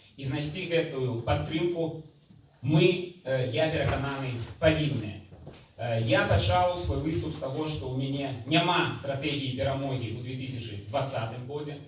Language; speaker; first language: Belarusian; native; Belarusian